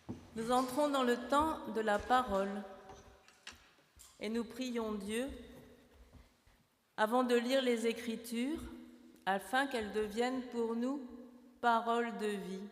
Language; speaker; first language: French; native; French